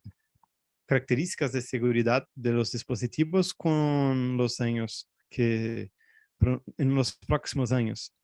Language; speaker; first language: Spanish; non-native, fluent; Portuguese